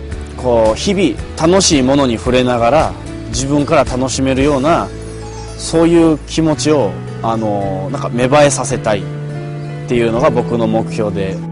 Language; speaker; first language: Japanese; native; Japanese